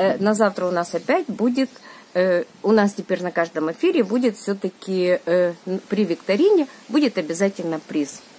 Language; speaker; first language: Russian; native; Russian